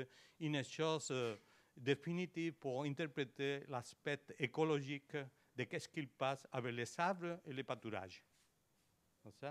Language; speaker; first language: French; non-native, learner; Spanish